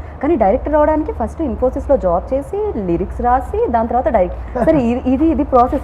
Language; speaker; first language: Telugu; native; Telugu